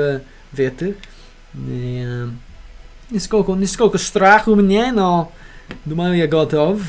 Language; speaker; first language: Russian; non-native, learner; English